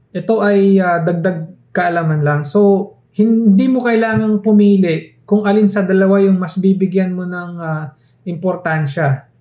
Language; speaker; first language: Filipino; non-native, local second language; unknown